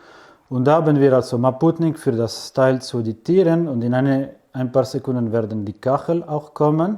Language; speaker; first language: German; non-native, fluent; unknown